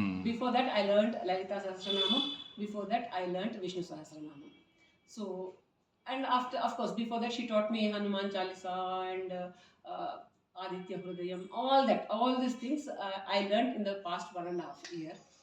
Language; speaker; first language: English; non-native, local second language; Telugu